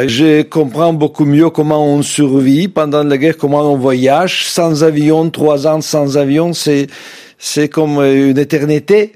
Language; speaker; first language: French; non-native, fluent; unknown